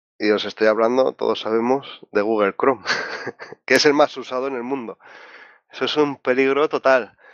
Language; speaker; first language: Spanish; native; Spanish